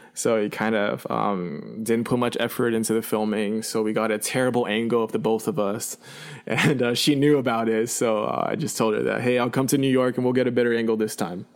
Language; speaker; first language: English; early bilingual, other home language; Chinese